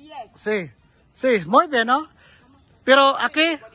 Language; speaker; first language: Spanish; non-native, learner; Filipino